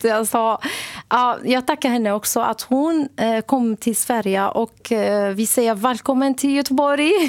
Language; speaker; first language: Swedish; non-native, learner; Arabic